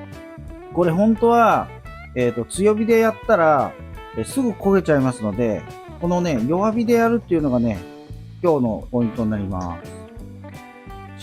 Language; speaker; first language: Japanese; native; Japanese